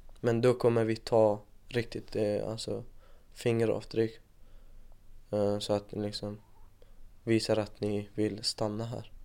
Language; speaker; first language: Swedish; non-native, fluent; Persian